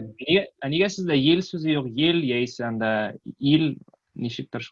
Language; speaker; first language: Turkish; non-native, learner; Tatar